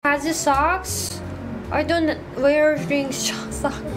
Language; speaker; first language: English; non-native, learner; Korean